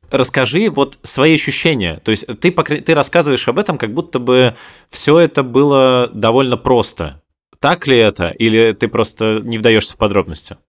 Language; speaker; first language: Russian; native; Russian